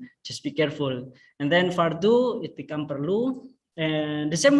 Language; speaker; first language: English; non-native, fluent; Indonesian